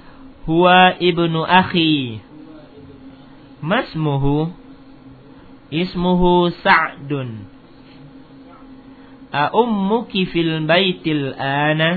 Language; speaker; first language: Arabic; non-native, fluent; Indonesian